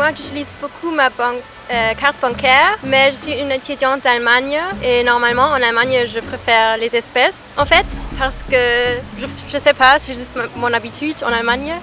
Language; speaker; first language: French; non-native, fluent; German